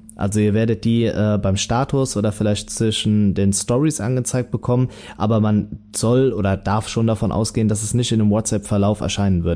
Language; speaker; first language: German; native; German